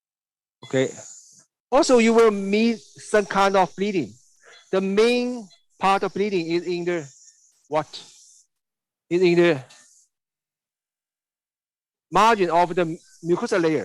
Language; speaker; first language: English; non-native, learner; Chinese